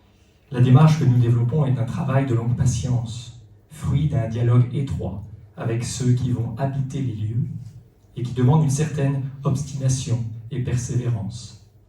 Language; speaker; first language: French; native; French